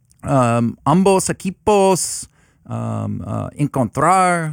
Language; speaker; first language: Spanish; non-native, learner; English